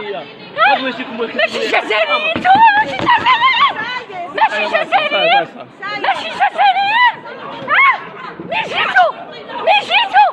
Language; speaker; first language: Arabic; native; Arabic